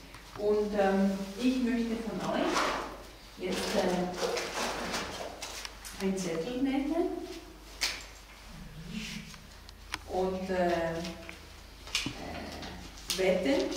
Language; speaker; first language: German; non-native, fluent; Greek